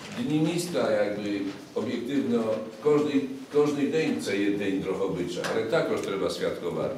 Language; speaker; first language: Polish; non-native, learner; Ukrainian